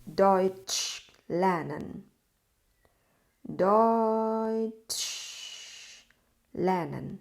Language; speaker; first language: German; non-native, fluent; Thai